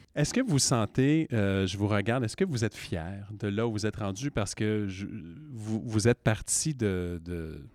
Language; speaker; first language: French; native; French